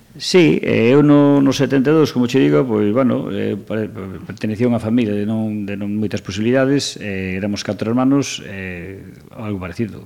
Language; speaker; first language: Galician; native; Galician